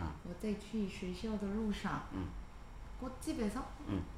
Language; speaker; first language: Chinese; non-native, learner; Korean